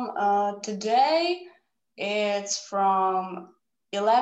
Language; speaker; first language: English; non-native, learner; Czech